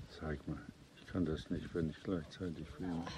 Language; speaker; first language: German; native; German